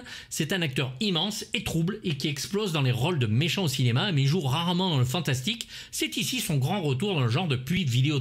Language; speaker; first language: French; native; French